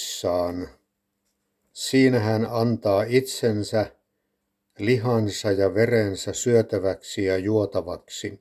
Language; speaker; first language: Finnish; native; Finnish